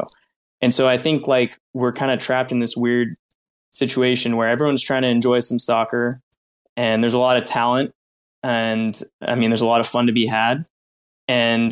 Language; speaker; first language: English; native; English